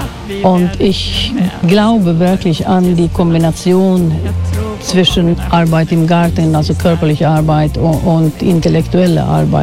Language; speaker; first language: German; non-native, fluent; Swedish